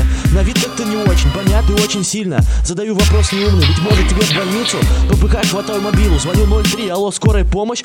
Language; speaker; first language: Russian; native; Russian